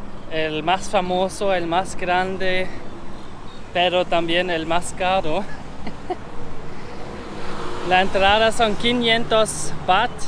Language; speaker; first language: Spanish; non-native, learner; German